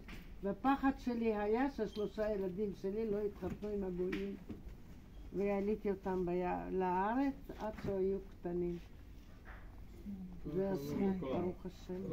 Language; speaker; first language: Hebrew; non-native, fluent; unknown